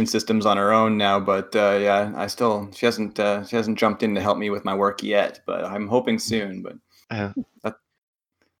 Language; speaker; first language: English; native; English